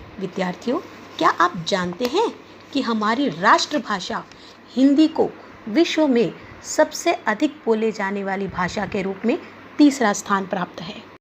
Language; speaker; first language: Hindi; native; Hindi